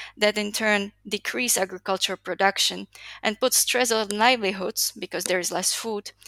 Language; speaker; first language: English; non-native, fluent; Slovak